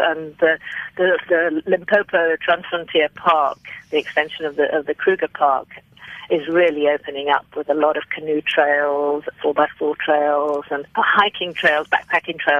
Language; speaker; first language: English; native; English